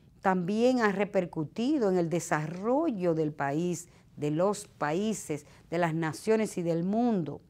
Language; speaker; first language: Spanish; native; Spanish